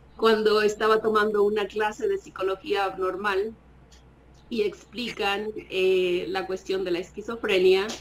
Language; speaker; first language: Spanish; native; Spanish